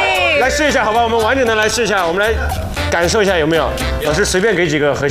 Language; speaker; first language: Chinese; native; Chinese